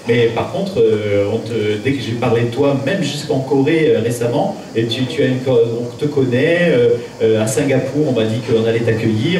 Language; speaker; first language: French; native; French